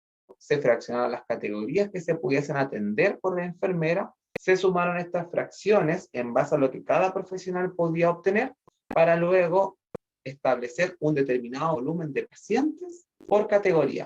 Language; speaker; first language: Spanish; native; Spanish